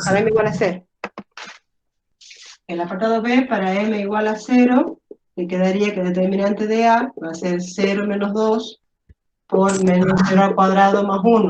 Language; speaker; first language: Spanish; native; Spanish